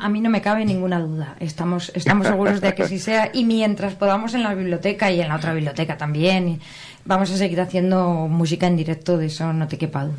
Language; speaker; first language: Spanish; native; Spanish